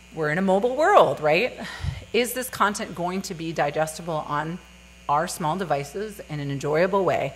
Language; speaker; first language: English; native; English